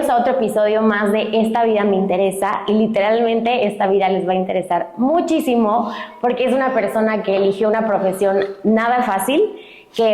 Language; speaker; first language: Spanish; native; Spanish